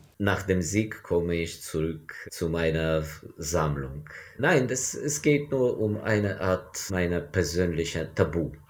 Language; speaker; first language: German; non-native, fluent; Ukrainian